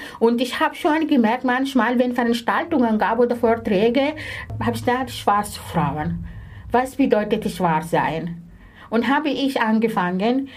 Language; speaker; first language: German; non-native, fluent; Arabic